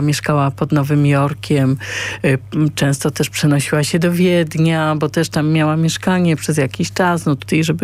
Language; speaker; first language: Polish; native; Polish